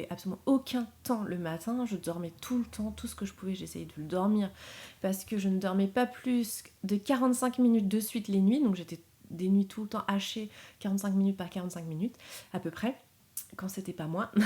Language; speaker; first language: French; native; French